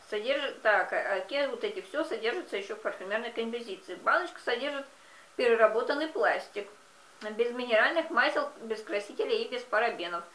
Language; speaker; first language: Russian; native; Russian